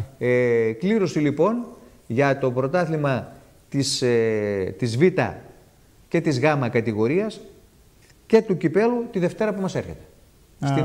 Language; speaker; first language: Greek; native; Greek